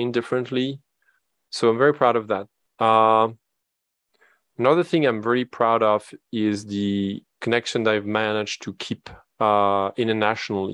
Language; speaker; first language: English; non-native, fluent; French